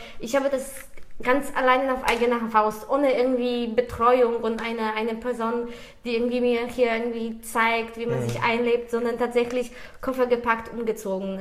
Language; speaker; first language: German; non-native, fluent; Polish